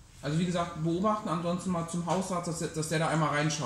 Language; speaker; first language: German; native; German